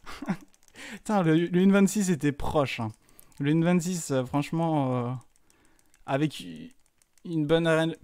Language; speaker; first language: French; native; French